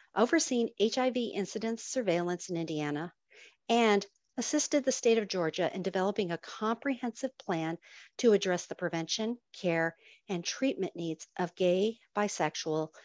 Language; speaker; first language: English; native; English